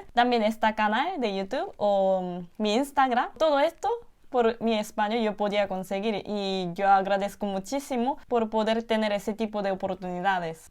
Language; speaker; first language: Spanish; non-native, fluent; Korean